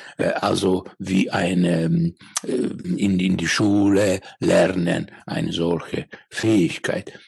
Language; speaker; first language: German; non-native, learner; Finnish